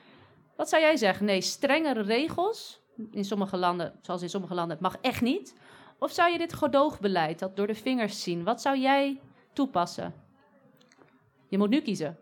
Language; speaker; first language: Dutch; native; Dutch